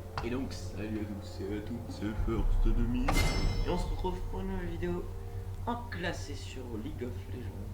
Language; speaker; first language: French; native; French